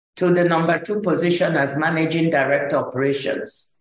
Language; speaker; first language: English; non-native, local second language; Igbo